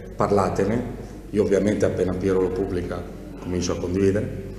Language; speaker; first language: Italian; native; Italian